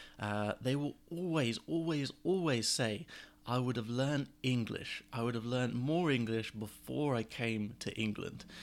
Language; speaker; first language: English; native; English